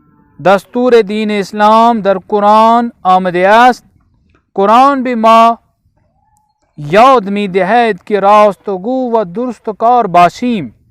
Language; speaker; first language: Persian; non-native, fluent; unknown